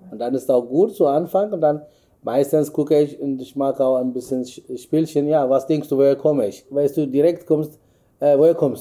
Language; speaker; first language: German; non-native, learner; Amharic